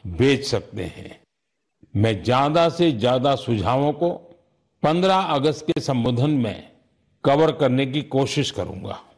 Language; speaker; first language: Hindi; non-native, local second language; Gujarati